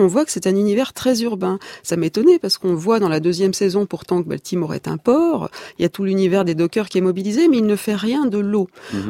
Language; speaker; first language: French; native; French